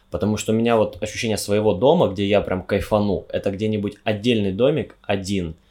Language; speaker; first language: Russian; native; Russian